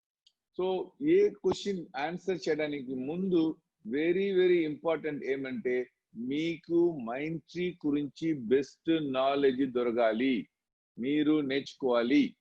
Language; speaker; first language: Telugu; non-native, local second language; Tamil